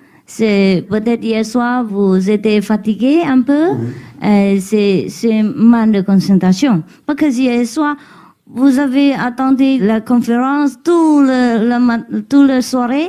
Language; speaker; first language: French; non-native, learner; Vietnamese